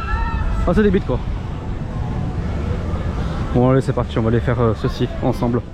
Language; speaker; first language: French; native; French